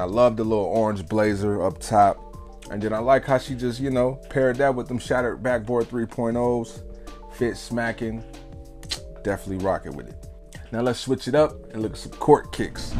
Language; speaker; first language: English; native; English